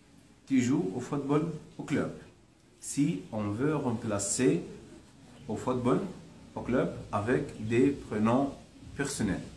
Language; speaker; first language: French; non-native, learner; Arabic